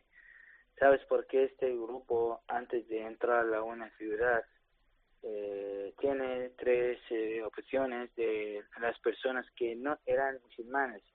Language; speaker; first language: Spanish; non-native, learner; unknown